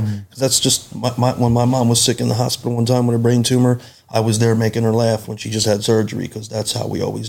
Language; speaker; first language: English; native; English